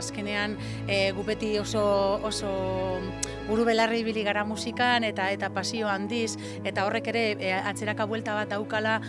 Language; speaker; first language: Basque; native; Basque